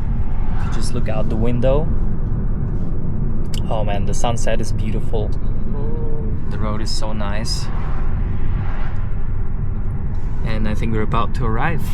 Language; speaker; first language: English; non-native, fluent; Russian